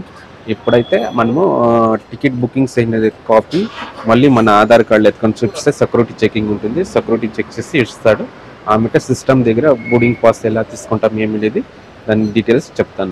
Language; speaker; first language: Telugu; native; Telugu